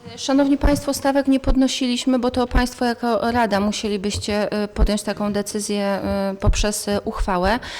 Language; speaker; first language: Polish; native; Polish